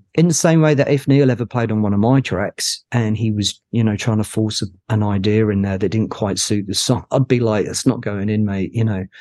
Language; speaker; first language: English; native; English